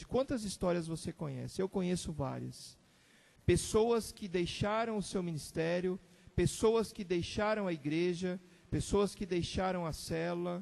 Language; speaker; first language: Portuguese; native; Portuguese